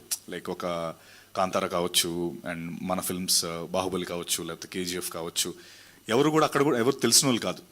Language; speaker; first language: Telugu; native; Telugu